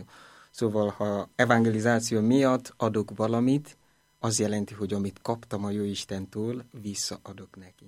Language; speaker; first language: Hungarian; non-native, fluent; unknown